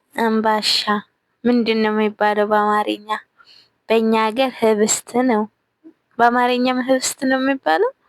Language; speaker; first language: Amharic; non-native, local second language; Tigrinya